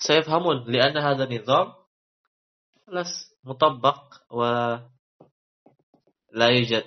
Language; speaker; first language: Arabic; non-native, fluent; Indonesian